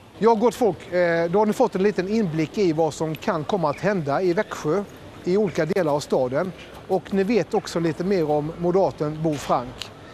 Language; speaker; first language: Swedish; native; Swedish